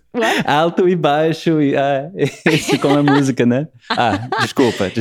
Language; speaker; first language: Portuguese; non-native, learner; English